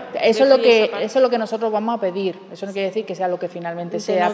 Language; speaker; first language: Spanish; native; Spanish